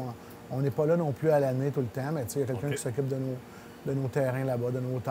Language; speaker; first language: French; native; French